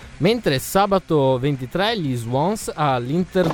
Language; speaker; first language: Italian; native; Italian